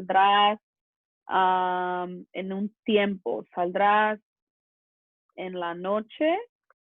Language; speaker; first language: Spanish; early bilingual, other home language; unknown